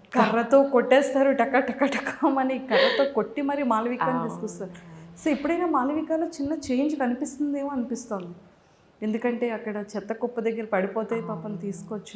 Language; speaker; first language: Telugu; native; Telugu